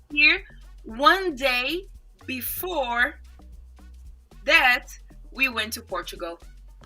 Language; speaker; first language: English; non-native, fluent; Portuguese